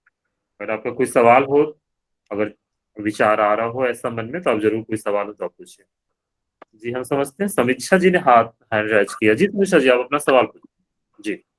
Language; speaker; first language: Hindi; native; Hindi